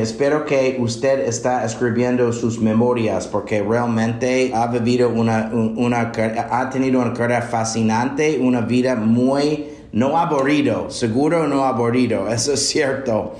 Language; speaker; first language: Spanish; non-native, fluent; English